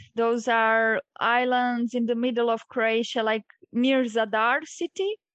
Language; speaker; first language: English; non-native, fluent; Croatian